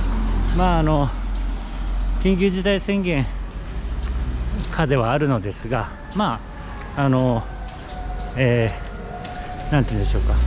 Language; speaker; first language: Japanese; native; Japanese